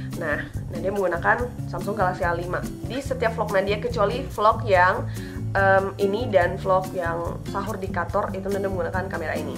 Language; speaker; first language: Indonesian; non-native, local second language; Minangkabau